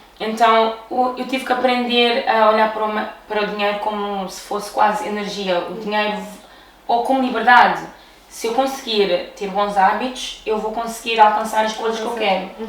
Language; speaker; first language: Portuguese; early bilingual, other home language; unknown